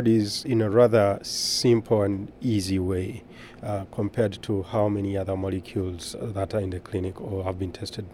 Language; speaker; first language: English; non-native, local second language; Ganda